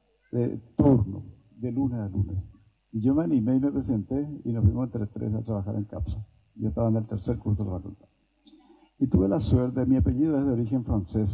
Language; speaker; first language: Spanish; native; Spanish